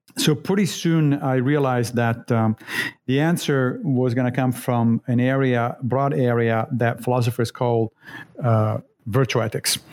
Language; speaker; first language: English; non-native, fluent; Italian